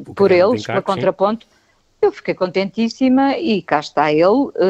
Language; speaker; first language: Portuguese; native; Portuguese